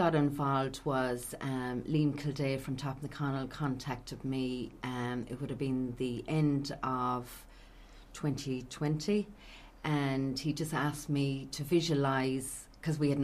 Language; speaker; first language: English; native; English